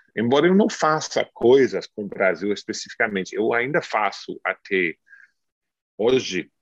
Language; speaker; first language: Portuguese; non-native, fluent; English